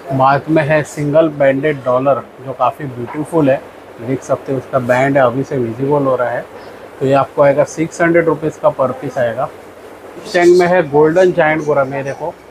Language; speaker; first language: Hindi; non-native, local second language; Marathi